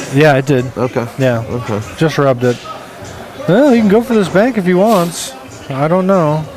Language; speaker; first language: English; native; English